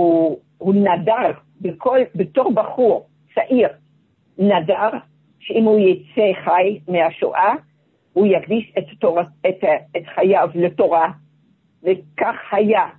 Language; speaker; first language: Hebrew; non-native, fluent; Dutch